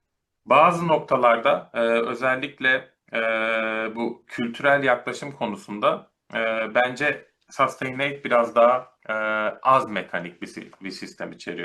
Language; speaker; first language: Turkish; native; Turkish